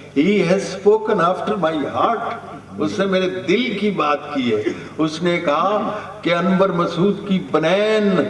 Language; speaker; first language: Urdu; non-native, local second language; Punjabi